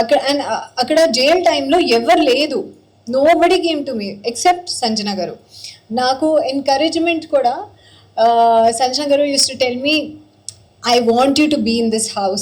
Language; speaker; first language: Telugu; non-native, learner; Hindi